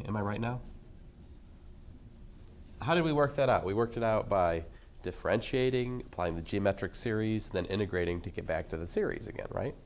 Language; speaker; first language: English; native; English